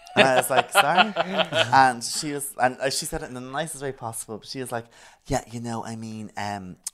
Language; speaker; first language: English; native; English